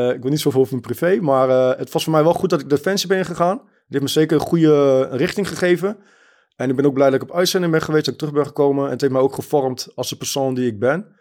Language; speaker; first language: Dutch; early bilingual, other home language; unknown